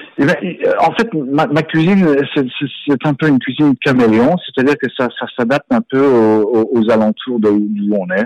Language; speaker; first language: French; native; French